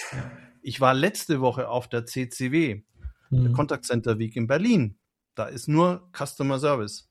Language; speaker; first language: German; native; German